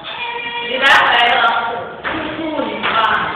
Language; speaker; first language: Danish; early bilingual, other home language; Polish